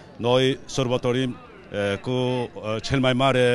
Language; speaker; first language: Romanian; non-native, learner; Korean